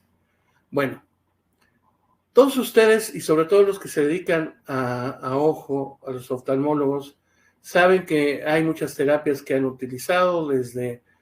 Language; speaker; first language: Spanish; native; Spanish